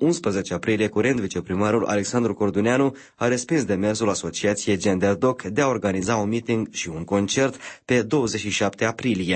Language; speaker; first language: Romanian; native; Romanian